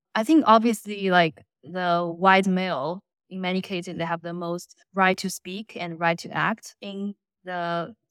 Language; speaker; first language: English; non-native, fluent; Chinese